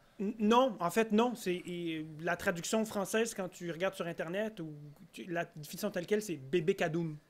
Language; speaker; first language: French; native; French